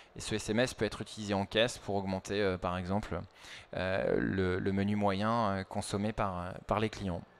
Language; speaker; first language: French; native; French